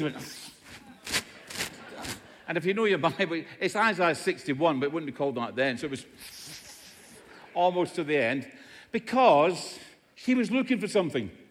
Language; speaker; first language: English; native; English